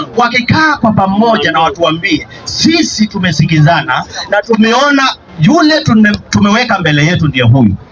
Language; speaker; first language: Swahili; non-native, local second language; Kamba